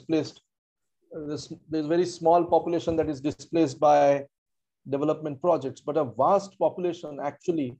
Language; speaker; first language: English; non-native, local second language; Marathi